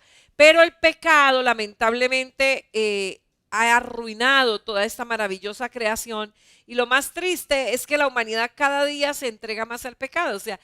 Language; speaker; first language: Spanish; native; Spanish